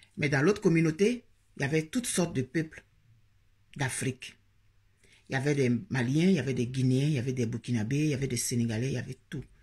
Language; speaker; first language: French; native; French